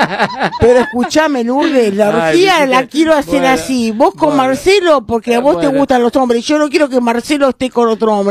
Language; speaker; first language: Spanish; native; Spanish